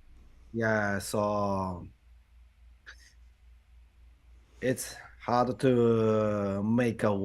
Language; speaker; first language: English; non-native, learner; Japanese